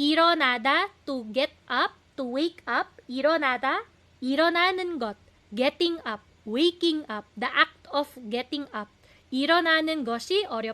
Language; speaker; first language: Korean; non-native, fluent; Filipino